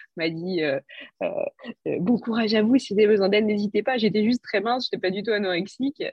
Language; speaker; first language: French; native; French